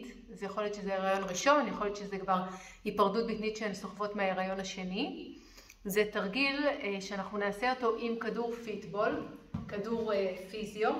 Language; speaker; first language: Hebrew; native; Hebrew